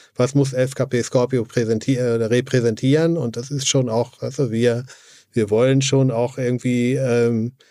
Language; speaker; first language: German; native; German